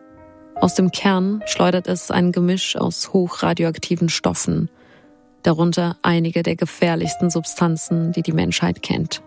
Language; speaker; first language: German; native; German